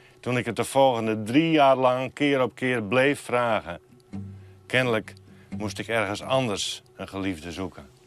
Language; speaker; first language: Dutch; non-native, local second language; Western Frisian